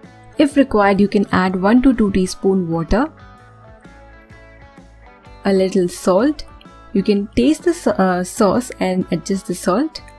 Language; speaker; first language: English; non-native, local second language; Hindi